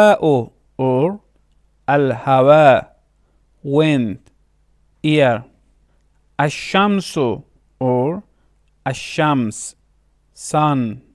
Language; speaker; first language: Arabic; non-native, fluent; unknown